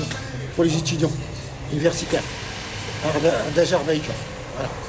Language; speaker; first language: French; non-native, local second language; Arabic